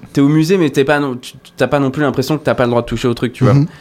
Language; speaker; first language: French; native; French